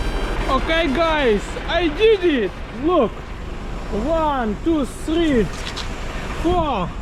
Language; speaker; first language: English; non-native, learner; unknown